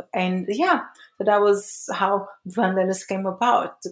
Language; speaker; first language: English; early bilingual, other home language; Portuguese